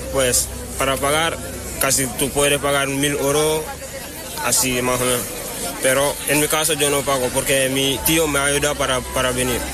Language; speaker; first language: Spanish; non-native, learner; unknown